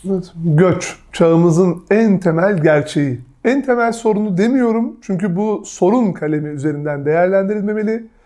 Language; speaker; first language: Turkish; native; Turkish